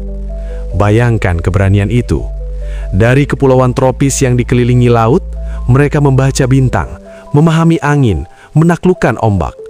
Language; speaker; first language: Indonesian; native; Indonesian